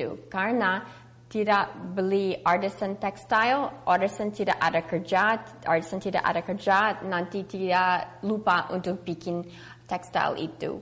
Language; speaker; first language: Indonesian; early bilingual, heritage; English